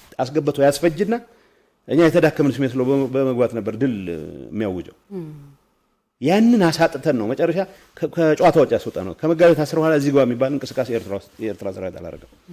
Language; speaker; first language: Amharic; non-native, local second language; Tigrinya